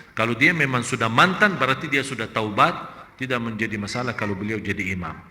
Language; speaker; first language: Malay; non-native, fluent; Arabic